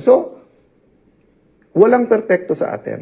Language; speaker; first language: Filipino; native; Filipino